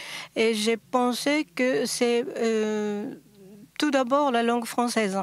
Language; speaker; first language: French; non-native, learner; Japanese